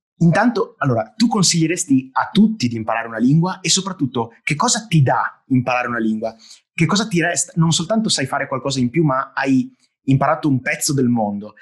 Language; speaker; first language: Italian; native; Italian